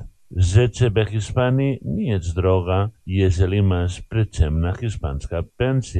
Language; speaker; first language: Polish; non-native, learner; Spanish